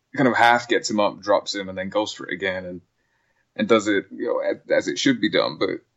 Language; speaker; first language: English; native; English